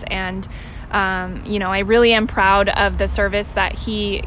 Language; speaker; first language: English; native; English